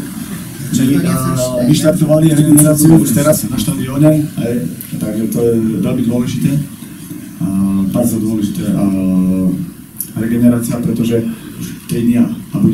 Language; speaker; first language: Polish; non-native, learner; Slovak